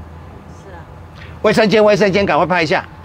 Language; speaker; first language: Chinese; native; Chinese